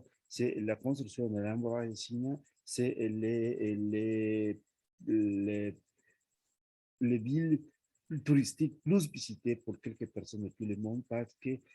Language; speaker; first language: French; non-native, learner; Spanish